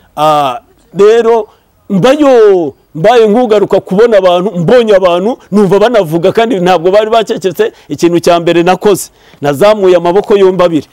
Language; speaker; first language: Kinyarwanda; early bilingual, heritage; Kinyarwanda